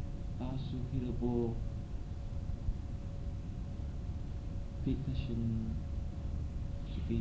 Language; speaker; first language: Japanese; non-native, learner; English